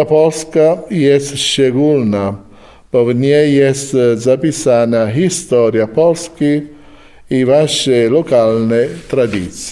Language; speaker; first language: Polish; non-native, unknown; Italian